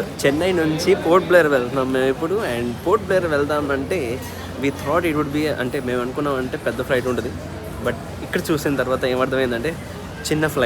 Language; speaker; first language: Telugu; native; Telugu